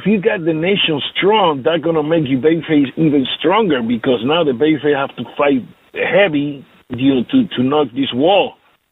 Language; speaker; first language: English; non-native, learner; Spanish